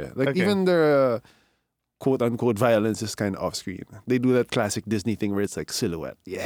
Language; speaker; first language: English; non-native, local second language; Filipino